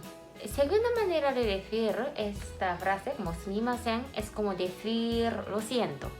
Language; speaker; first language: Spanish; non-native, fluent; Japanese